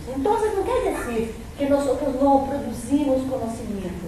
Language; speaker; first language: Spanish; non-native, fluent; Portuguese